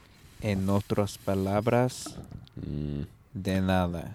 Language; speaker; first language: Spanish; non-native, learner; English